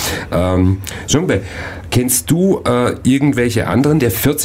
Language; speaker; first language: German; native; German